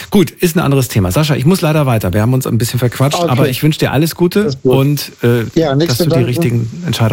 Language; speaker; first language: German; native; German